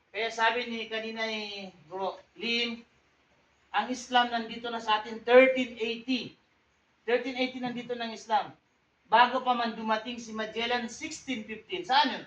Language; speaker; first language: Filipino; non-native, local second language; Tausug